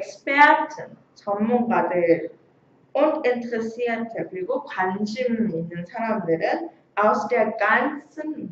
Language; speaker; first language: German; non-native, fluent; Korean